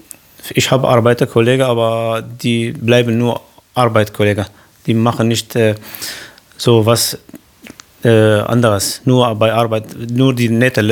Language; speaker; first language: German; non-native, learner; Arabic